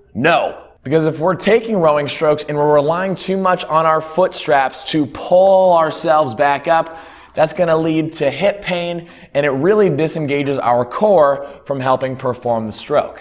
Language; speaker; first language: English; native; English